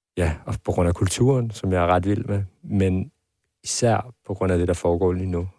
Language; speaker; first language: Danish; early bilingual, other home language; Persian